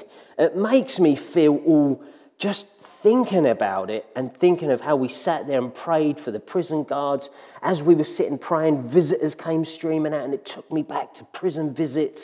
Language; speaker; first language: English; native; English